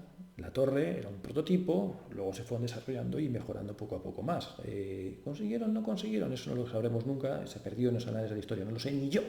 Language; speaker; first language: Spanish; native; Spanish